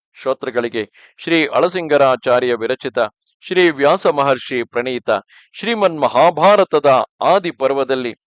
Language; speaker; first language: Kannada; native; Kannada